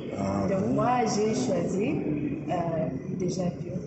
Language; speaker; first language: French; non-native, learner; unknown